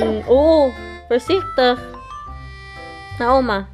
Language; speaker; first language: Dutch; non-native, learner; Cebuano